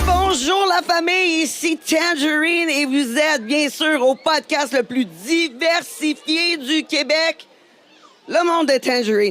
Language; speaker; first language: French; native; French